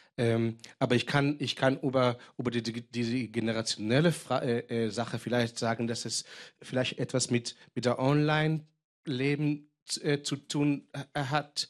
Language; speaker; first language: German; non-native, fluent; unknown